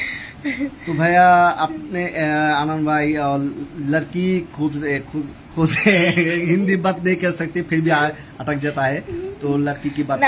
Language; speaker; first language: Hindi; non-native, learner; Bangla